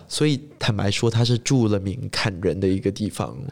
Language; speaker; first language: Chinese; non-native, local second language; English